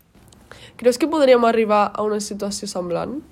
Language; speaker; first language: Catalan; native; Catalan